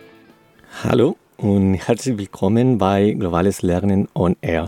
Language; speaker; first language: German; non-native, learner; Spanish